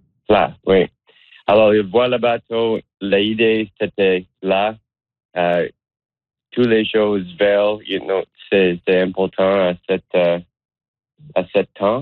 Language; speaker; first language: French; non-native, learner; English